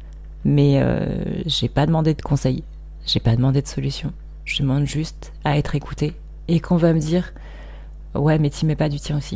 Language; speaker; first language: French; native; French